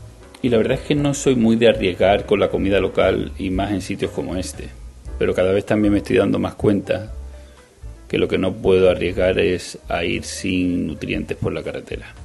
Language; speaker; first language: Spanish; native; Spanish